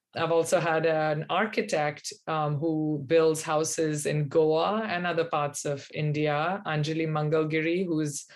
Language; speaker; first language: English; non-native, local second language; Hindi